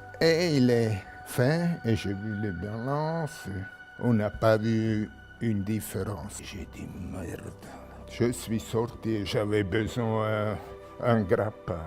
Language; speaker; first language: French; non-native, local second language; German